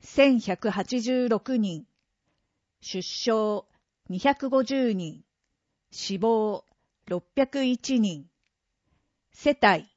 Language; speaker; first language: Japanese; native; Japanese